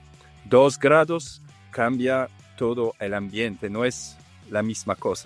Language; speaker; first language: Spanish; non-native, learner; Italian